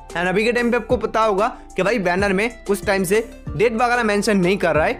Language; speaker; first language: Hindi; non-native, local second language; Bangla